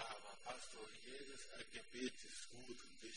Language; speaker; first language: German; non-native, fluent; Portuguese